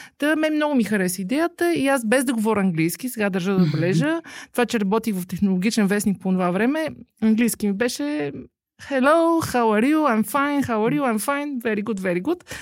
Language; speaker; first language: Bulgarian; native; Bulgarian